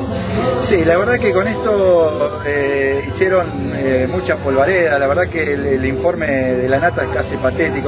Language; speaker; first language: Spanish; native; Spanish